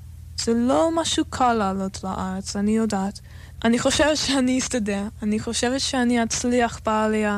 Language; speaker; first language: Hebrew; non-native, fluent; English